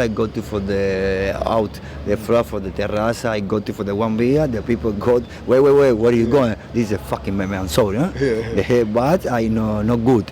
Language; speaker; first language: English; non-native, learner; Spanish